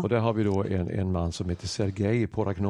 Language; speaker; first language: Swedish; native; Swedish